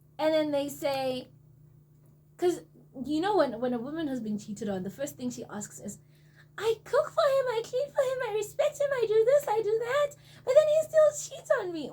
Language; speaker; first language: English; non-native, local second language; Zulu